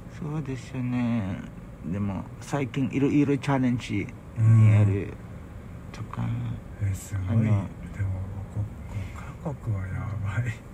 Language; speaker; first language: Japanese; non-native, learner; Filipino